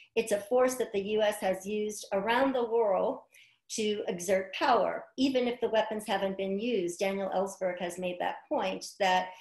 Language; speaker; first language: English; native; English